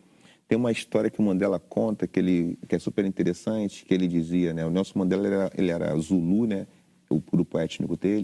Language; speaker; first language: Portuguese; native; Portuguese